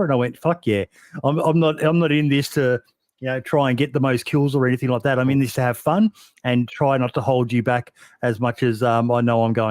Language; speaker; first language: English; native; English